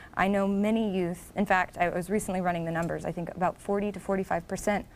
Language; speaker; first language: English; native; English